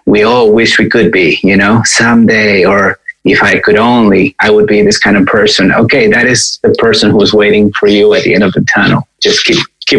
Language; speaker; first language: English; non-native, fluent; Spanish